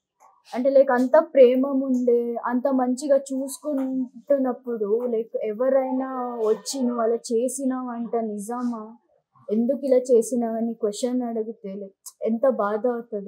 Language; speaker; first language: Telugu; non-native, local second language; Kannada